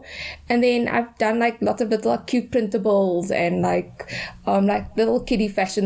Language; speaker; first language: English; native; English